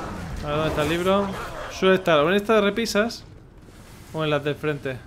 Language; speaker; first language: Spanish; native; Spanish